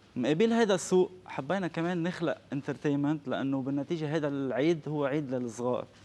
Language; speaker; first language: Arabic; native; Arabic